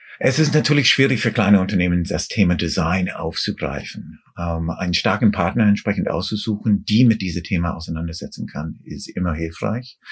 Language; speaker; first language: German; non-native, fluent; English